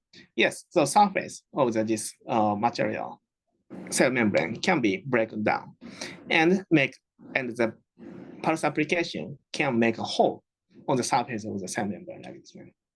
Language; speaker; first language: English; non-native, fluent; Japanese